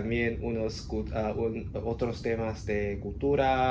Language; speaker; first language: Spanish; non-native, learner; Cantonese